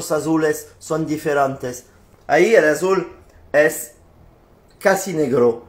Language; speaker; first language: Spanish; non-native, learner; French